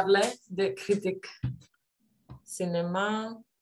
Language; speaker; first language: French; non-native, learner; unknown